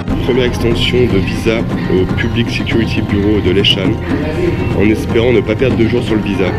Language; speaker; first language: French; native; French